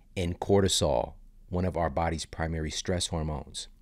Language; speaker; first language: English; native; English